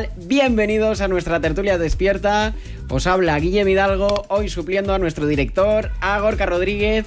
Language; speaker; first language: Spanish; native; Spanish